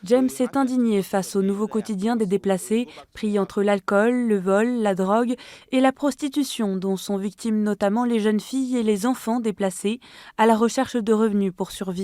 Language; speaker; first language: French; native; French